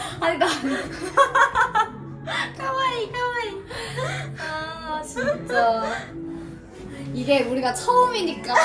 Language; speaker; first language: Korean; non-native, learner; Japanese